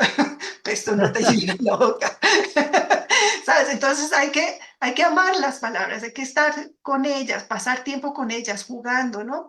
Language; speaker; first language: Spanish; native; Spanish